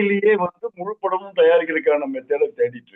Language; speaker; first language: Tamil; native; Tamil